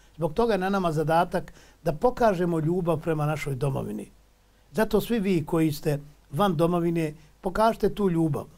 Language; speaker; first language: Bosnian; native; Bosnian